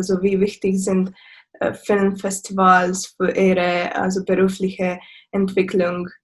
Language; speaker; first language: German; non-native, learner; English